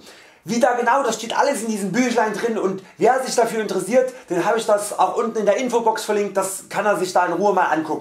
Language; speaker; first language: German; native; German